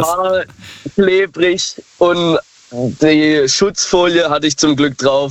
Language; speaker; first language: German; native; German